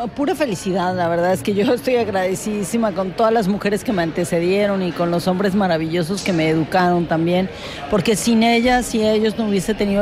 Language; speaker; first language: Spanish; native; Spanish